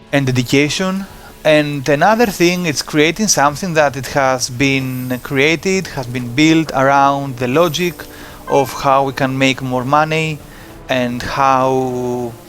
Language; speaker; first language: English; non-native, fluent; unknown